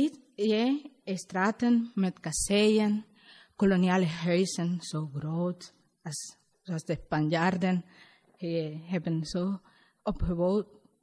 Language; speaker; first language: Dutch; non-native, fluent; Spanish